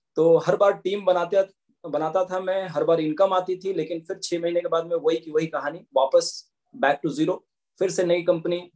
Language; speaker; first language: Hindi; native; Hindi